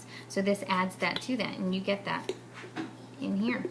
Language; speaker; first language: English; native; English